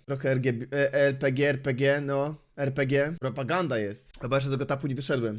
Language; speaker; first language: Polish; native; Polish